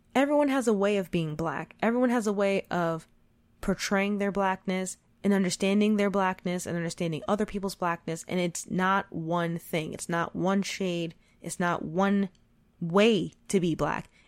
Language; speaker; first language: English; native; English